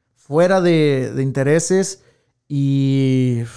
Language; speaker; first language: Spanish; native; Spanish